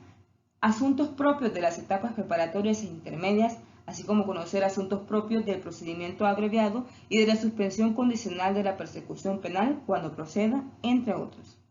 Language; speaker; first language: Spanish; native; Spanish